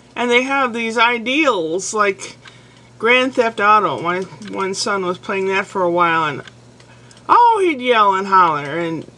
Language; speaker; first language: English; native; English